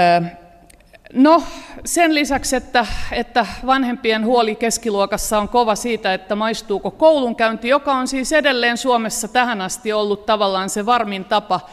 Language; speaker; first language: Finnish; native; Finnish